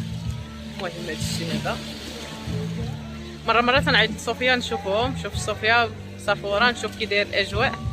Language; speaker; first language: Arabic; native; Arabic